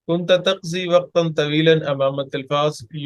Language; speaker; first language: Arabic; non-native, fluent; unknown